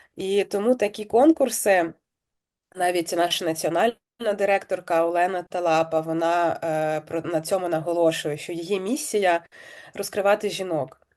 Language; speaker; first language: Ukrainian; native; Ukrainian